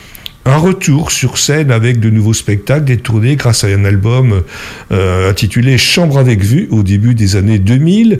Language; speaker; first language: French; native; French